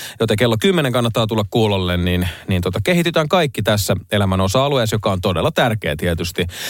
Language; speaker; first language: Finnish; native; Finnish